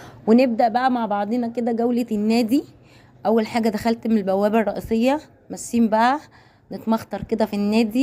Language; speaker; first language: Arabic; native; Arabic